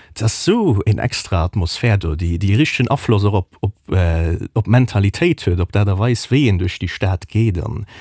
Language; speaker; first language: German; non-native, local second language; Luxembourgish